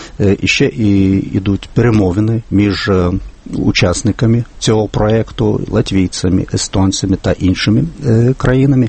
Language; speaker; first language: Ukrainian; non-native, fluent; Lithuanian